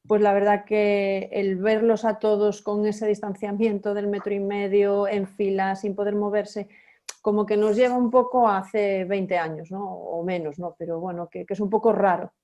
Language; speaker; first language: Spanish; native; Spanish